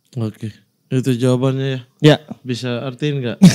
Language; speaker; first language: Indonesian; native; Indonesian